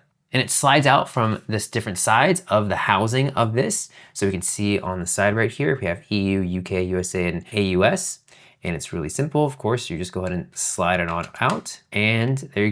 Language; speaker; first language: English; native; English